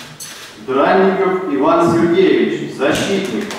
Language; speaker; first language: Russian; native; Russian